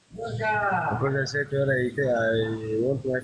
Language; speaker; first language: English; non-native, learner; Arabic